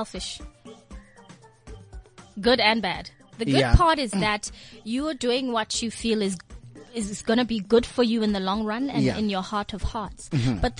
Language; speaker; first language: English; non-native, local second language; Tswana